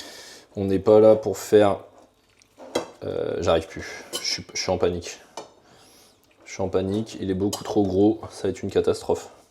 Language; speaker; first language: French; native; French